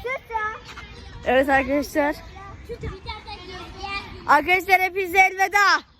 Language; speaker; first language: Turkish; native; Turkish